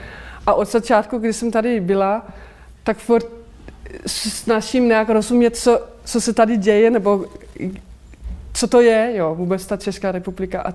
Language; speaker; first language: Czech; non-native, fluent; Danish